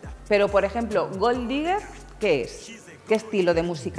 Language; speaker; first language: Spanish; native; Spanish